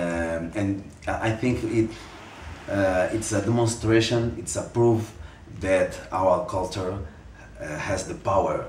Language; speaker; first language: English; non-native, fluent; Portuguese